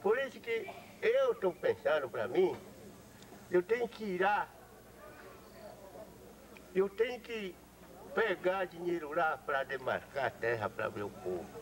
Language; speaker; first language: Portuguese; non-native, local second language; Kayapó